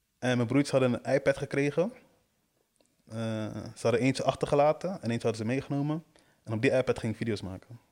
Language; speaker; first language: Dutch; early bilingual, other home language; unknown